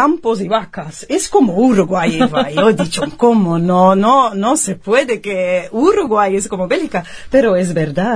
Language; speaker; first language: Spanish; non-native, fluent; Dutch